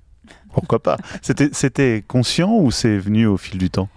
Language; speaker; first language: French; native; French